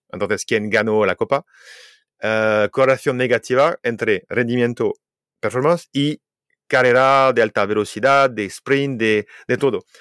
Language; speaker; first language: Spanish; non-native, fluent; French